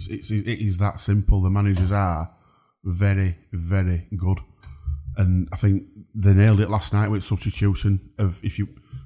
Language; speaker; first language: English; native; English